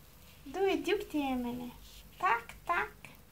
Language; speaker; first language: Swedish; non-native, learner; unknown